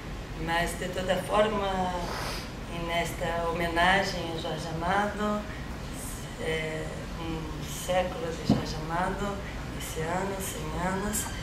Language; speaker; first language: Spanish; non-native, learner; Portuguese